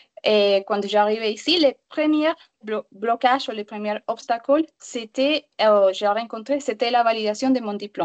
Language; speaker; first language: French; non-native, learner; Spanish